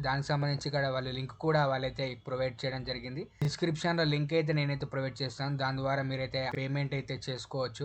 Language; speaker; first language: Telugu; native; Telugu